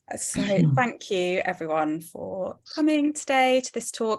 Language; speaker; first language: English; native; English